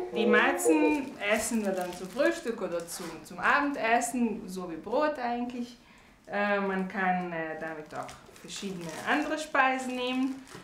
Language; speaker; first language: German; non-native, fluent; Serbian